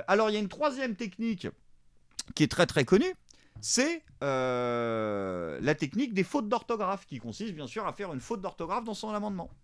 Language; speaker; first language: French; native; French